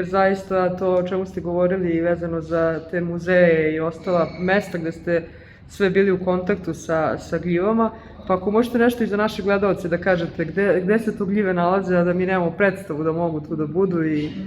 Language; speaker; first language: Bosnian; native; Bosnian